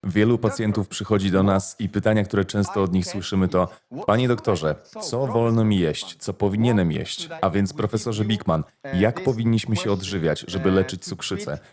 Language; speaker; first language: Polish; native; Polish